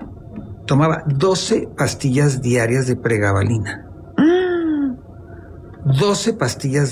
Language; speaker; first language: Spanish; native; Spanish